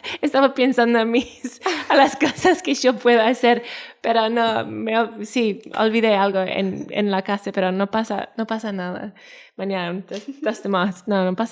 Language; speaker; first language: Spanish; non-native, fluent; Welsh